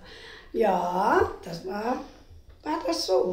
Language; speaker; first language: German; non-native, fluent; Spanish